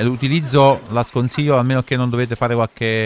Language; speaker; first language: Italian; native; Italian